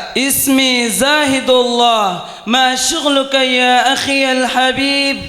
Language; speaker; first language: Arabic; non-native, learner; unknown